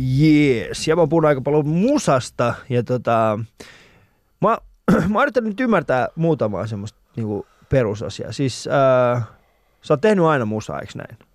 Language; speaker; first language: Finnish; early bilingual, other home language; Persian